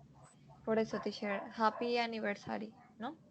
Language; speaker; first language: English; non-native, learner; Spanish